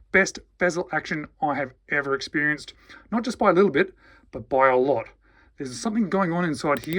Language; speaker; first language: English; native; English